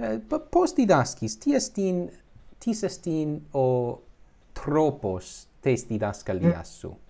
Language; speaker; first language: Greek; non-native, learner; English